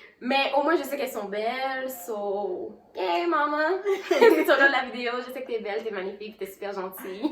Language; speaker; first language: French; non-native, local second language; Haitian Creole